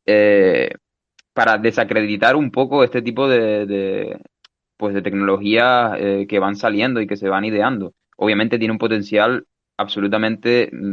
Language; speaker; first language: Spanish; native; Spanish